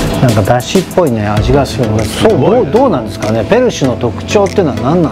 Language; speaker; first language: Japanese; native; Japanese